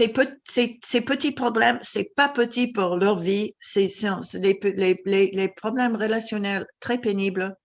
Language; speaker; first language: French; non-native, fluent; English